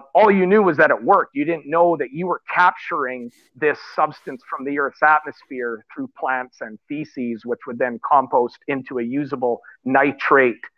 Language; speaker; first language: English; native; English